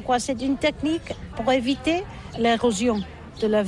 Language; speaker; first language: French; non-native, learner; Catalan